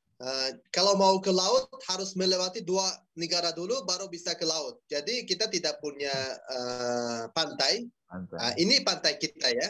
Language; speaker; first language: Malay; non-native, fluent; Uzbek